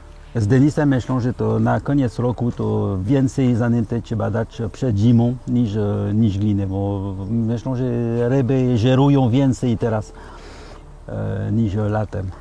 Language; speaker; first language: Polish; early bilingual, heritage; French